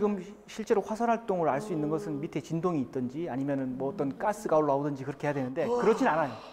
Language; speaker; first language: Korean; native; Korean